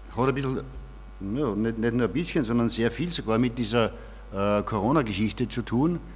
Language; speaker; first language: German; native; German